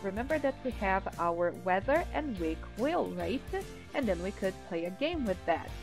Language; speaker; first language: English; non-native, fluent; Portuguese